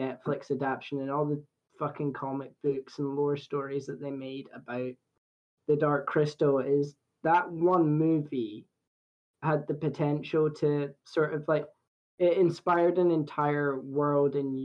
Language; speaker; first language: English; native; English